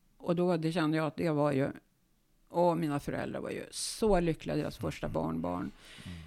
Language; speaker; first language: Swedish; native; Swedish